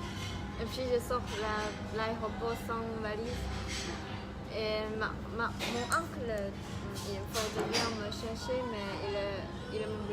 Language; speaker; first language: French; non-native, learner; Chinese